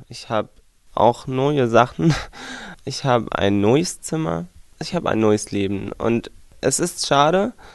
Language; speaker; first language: German; non-native, fluent; Arabic